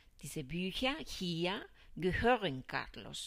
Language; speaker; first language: German; non-native, fluent; Spanish